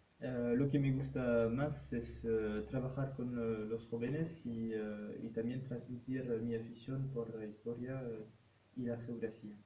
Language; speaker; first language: Spanish; non-native, fluent; French